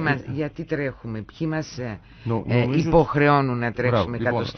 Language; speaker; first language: Greek; native; Greek